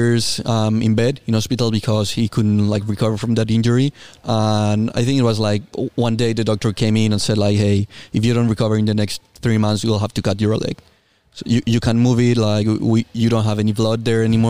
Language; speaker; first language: English; non-native, fluent; Spanish